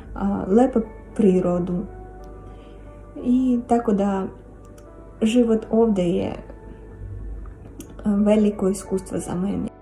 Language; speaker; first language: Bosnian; non-native, learner; Russian